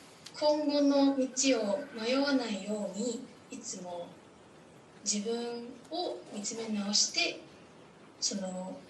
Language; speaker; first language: Japanese; non-native, fluent; Chinese